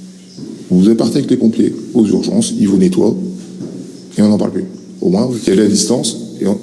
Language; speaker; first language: French; native; French